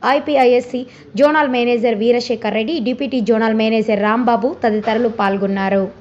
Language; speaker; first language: Telugu; native; Telugu